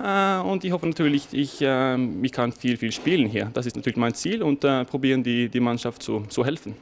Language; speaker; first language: German; non-native, fluent; Norwegian